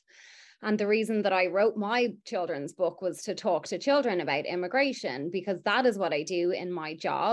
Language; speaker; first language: English; native; English